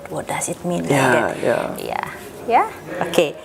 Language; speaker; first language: English; non-native, fluent; Indonesian